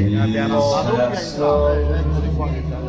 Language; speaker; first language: Italian; native; Italian